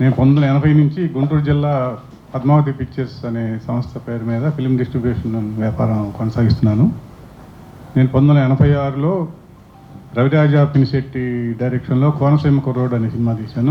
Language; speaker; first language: Telugu; native; Telugu